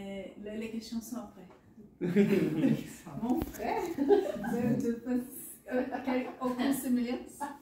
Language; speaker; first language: French; non-native, learner; Portuguese